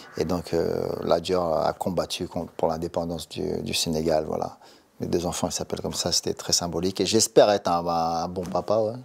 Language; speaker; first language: French; native; French